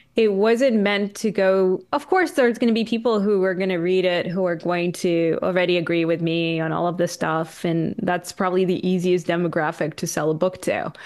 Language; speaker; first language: English; native; English